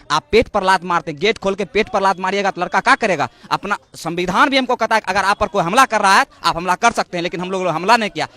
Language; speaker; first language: Hindi; native; Hindi